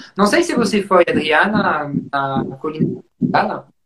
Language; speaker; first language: Portuguese; non-native, fluent; French